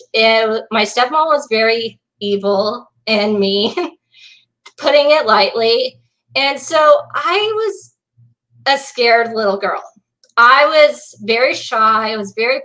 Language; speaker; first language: English; native; English